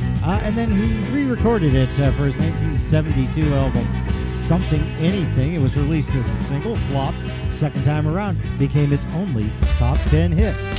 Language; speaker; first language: English; native; English